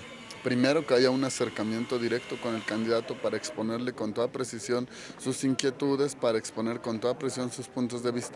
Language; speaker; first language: Spanish; native; Spanish